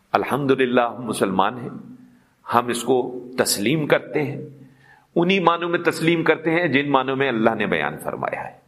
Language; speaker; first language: Urdu; non-native, local second language; Punjabi